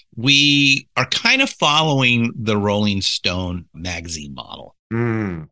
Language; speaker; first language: English; native; English